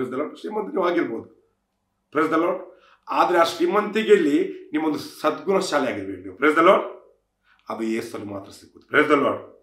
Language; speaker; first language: Kannada; non-native, local second language; Tulu